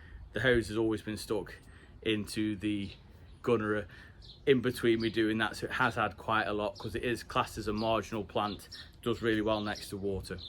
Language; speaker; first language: English; native; English